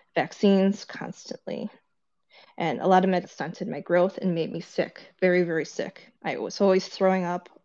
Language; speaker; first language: English; early bilingual, other home language; Korean